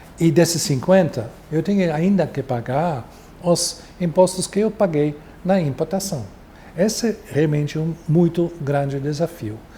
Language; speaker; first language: Portuguese; non-native, fluent; German